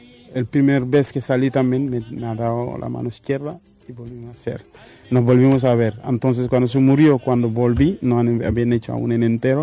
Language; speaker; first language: Spanish; non-native, fluent; Wolof